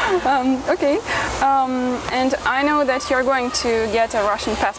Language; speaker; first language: English; non-native, fluent; Russian